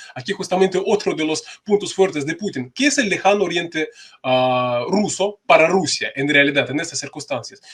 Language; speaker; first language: Spanish; non-native, fluent; Russian